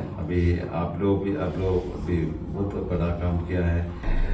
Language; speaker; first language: Hindi; non-native, local second language; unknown